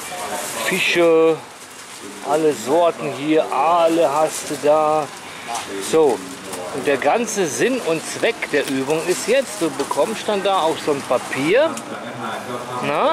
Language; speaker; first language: German; native; German